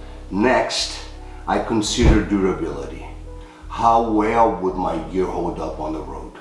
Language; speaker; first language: English; non-native, fluent; Portuguese